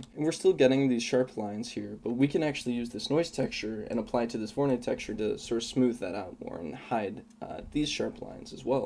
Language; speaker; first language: English; native; English